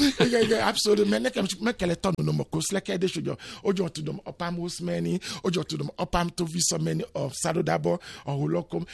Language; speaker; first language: Hungarian; non-native, learner; Yoruba